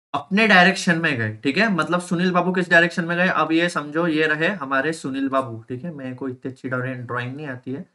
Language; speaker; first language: Hindi; native; Hindi